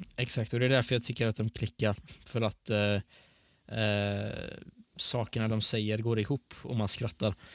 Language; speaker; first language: Swedish; early bilingual, other home language; Persian